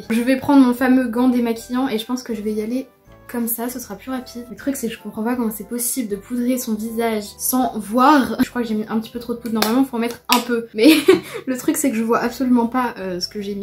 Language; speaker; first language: French; native; French